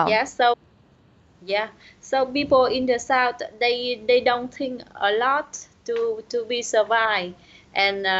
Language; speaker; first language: English; non-native, learner; Vietnamese